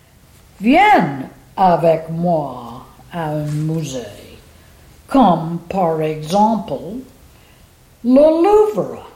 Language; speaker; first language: French; non-native, fluent; English